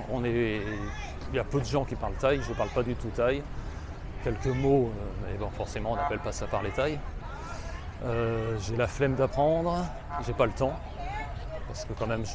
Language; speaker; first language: French; native; French